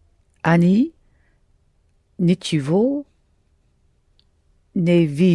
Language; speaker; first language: Russian; non-native, learner; English